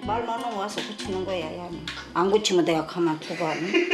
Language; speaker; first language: Korean; native; Korean